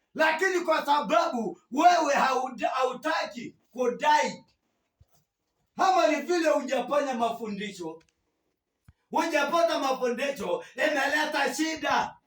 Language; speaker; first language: Swahili; non-native, local second language; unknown